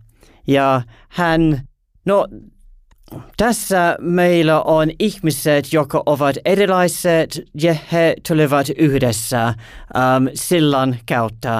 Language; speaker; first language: Finnish; non-native, learner; English